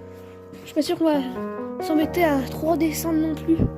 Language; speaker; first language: French; native; French